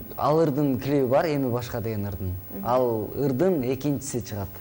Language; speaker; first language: Kyrgyz; native; Kyrgyz